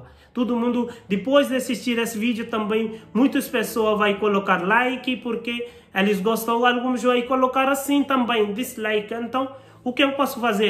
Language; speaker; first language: Portuguese; non-native, learner; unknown